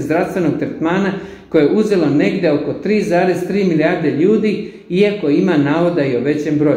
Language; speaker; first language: Serbian; native; Serbian